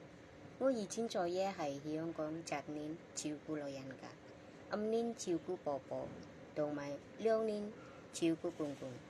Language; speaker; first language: Cantonese; non-native, learner; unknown